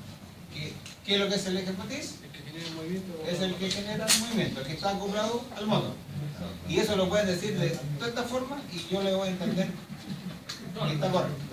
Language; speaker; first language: Spanish; native; Spanish